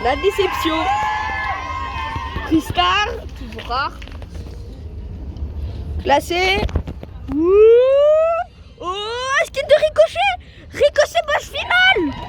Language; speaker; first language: French; native; French